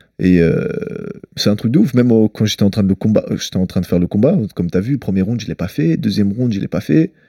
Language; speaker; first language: French; early bilingual, other home language; Chechen